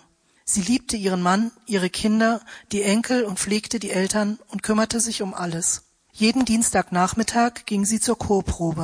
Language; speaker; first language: German; native; German